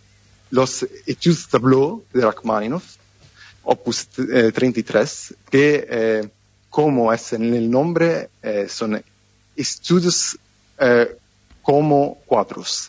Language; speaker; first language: Spanish; non-native, fluent; Italian